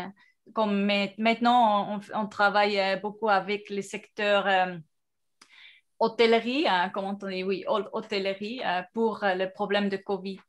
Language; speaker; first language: French; non-native, fluent; Spanish